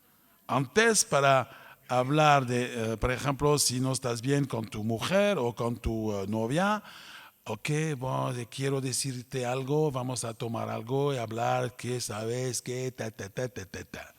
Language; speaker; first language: Spanish; non-native, fluent; French